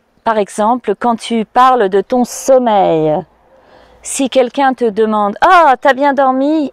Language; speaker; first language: French; native; French